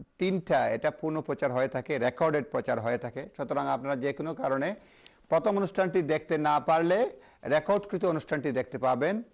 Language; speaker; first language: Bangla; native; Bangla